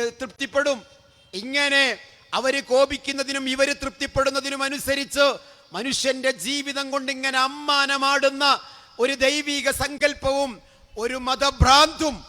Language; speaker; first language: Malayalam; native; Malayalam